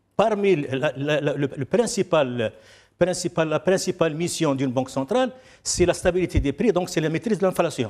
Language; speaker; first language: French; non-native, local second language; Arabic